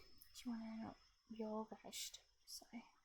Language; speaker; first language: Japanese; non-native, learner; English